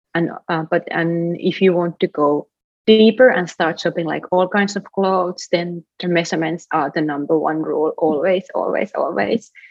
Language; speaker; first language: English; non-native, fluent; Finnish